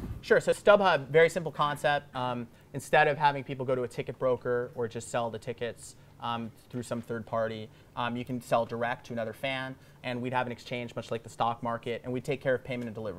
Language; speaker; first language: English; native; English